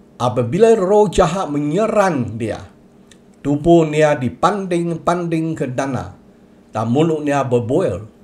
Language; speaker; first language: Malay; non-native, local second language; Chinese